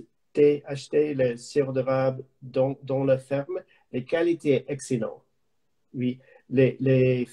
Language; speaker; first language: French; non-native, learner; English